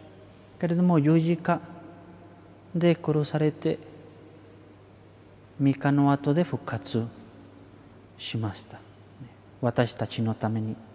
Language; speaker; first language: Japanese; non-native, fluent; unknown